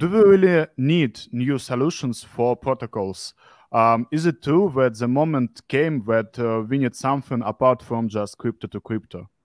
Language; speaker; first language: English; non-native, fluent; Russian